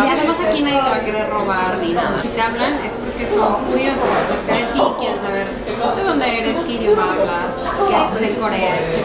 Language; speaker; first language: Spanish; native; Spanish